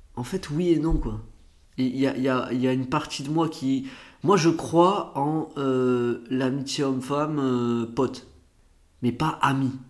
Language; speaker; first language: French; early bilingual, other home language; Portuguese